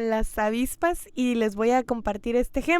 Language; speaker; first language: Spanish; native; Spanish